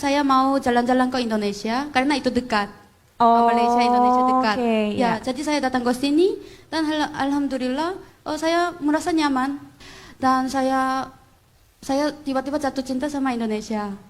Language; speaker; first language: Indonesian; non-native, fluent; Korean